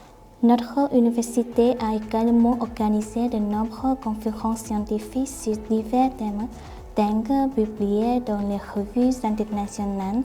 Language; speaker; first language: French; non-native, fluent; Vietnamese